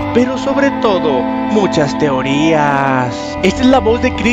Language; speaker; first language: Spanish; native; Spanish